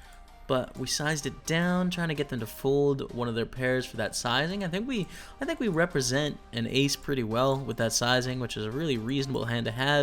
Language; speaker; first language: English; native; English